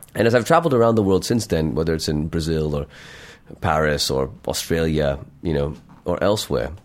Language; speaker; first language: English; non-native, local second language; Urdu